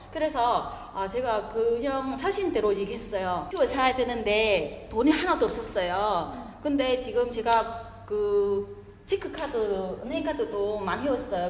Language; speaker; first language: Korean; non-native, fluent; Vietnamese